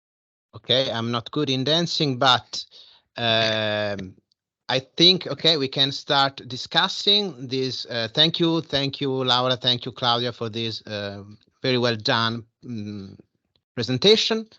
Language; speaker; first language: English; non-native, fluent; Italian